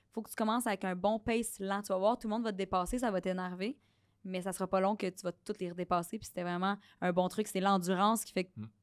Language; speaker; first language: French; native; French